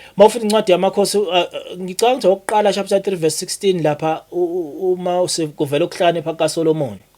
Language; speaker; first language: Zulu; native; Zulu